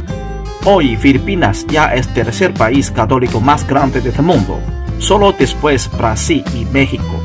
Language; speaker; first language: Spanish; non-native, fluent; Chinese